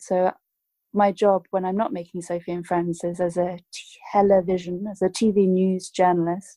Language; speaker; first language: English; native; English